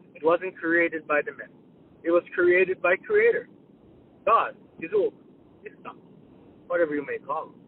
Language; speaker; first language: English; non-native, fluent; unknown